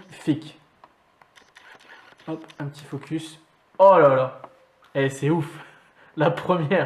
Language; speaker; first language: French; native; French